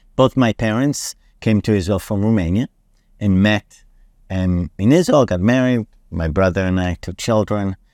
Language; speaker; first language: English; non-native, fluent; Hebrew